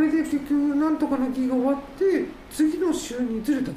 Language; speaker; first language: Japanese; native; Japanese